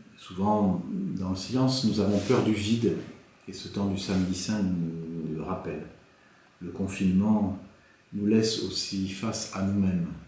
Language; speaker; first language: French; native; French